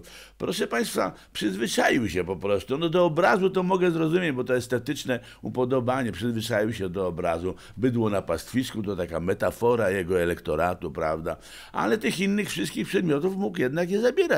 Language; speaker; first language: Polish; native; Polish